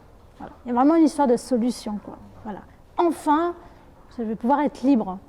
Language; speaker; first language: French; native; French